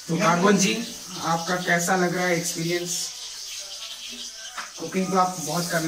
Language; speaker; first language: Hindi; native; Hindi